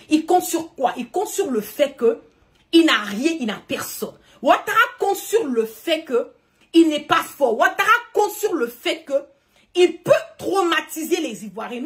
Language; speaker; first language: French; early bilingual, heritage; French